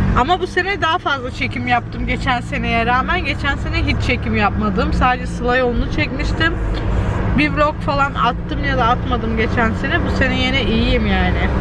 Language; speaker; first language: Turkish; early bilingual, heritage; Turkish